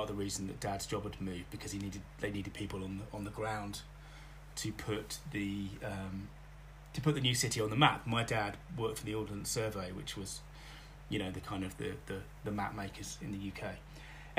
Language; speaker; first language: English; native; English